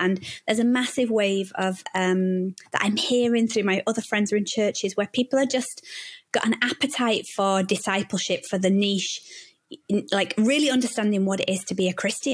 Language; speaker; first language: English; native; English